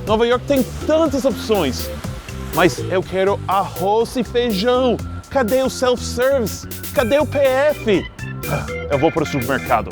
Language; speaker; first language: Portuguese; non-native, fluent; English